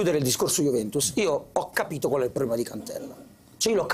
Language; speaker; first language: Italian; native; Italian